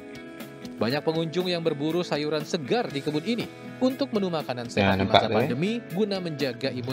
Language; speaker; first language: Indonesian; native; Indonesian